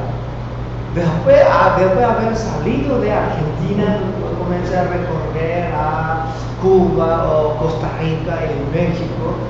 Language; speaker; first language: Spanish; non-native, fluent; Korean